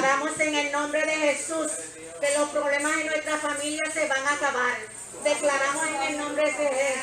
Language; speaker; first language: Spanish; native; Spanish